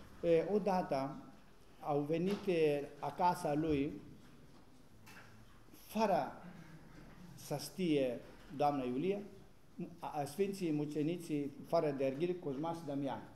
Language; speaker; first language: Romanian; non-native, learner; Greek